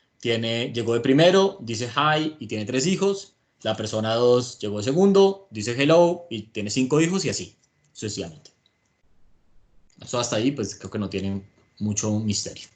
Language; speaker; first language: Spanish; native; Spanish